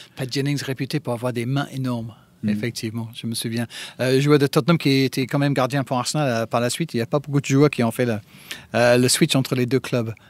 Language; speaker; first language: French; non-native, fluent; English